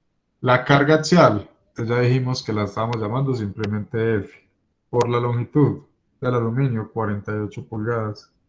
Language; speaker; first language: Spanish; native; Spanish